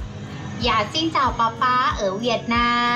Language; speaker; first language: Vietnamese; non-native, learner; Thai